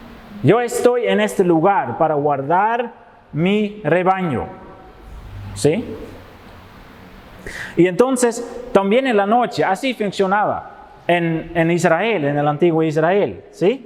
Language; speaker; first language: Spanish; non-native, fluent; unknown